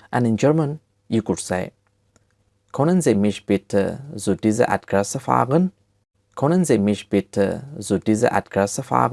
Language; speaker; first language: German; non-native, fluent; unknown